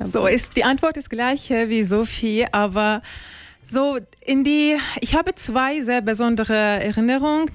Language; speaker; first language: German; non-native, learner; Turkish